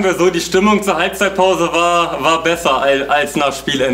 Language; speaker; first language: German; native; German